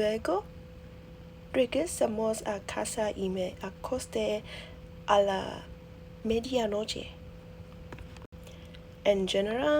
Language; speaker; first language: Spanish; non-native, learner; Vietnamese